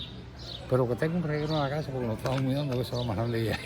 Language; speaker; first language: Spanish; native; Spanish